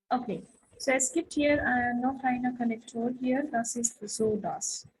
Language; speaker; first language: German; non-native, fluent; Hindi